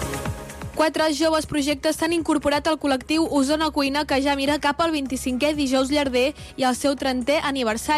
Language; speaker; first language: Catalan; native; Catalan